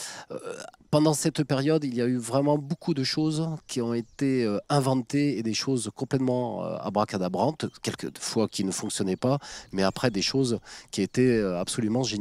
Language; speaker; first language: French; native; French